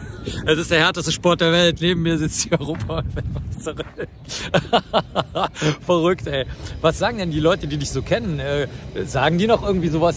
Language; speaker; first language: German; native; German